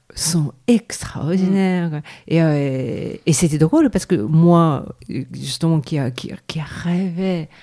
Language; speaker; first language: French; non-native, fluent; Japanese